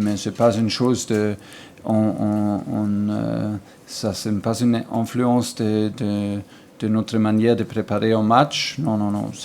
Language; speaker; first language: French; non-native, learner; German